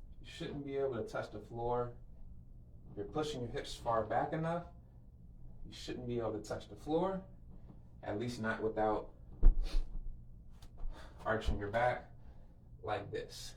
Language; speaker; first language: English; native; English